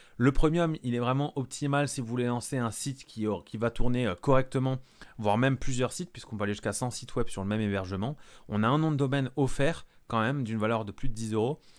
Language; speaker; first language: French; native; French